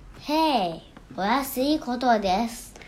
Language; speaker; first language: Japanese; non-native, learner; Chinese